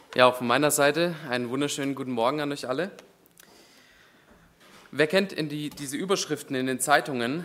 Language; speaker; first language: German; native; German